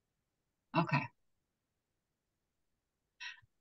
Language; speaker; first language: English; native; English